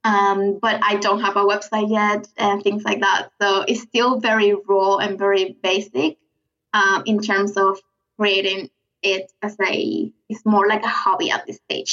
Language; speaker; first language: English; non-native, fluent; Spanish